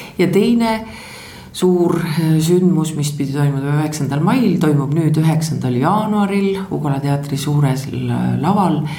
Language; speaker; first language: Estonian; native; Estonian